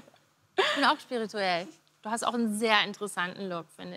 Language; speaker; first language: German; native; German